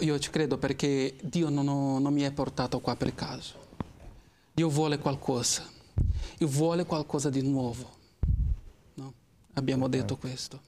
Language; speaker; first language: Italian; non-native, fluent; Portuguese